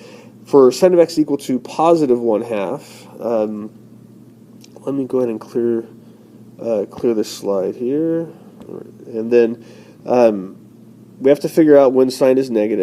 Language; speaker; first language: English; native; English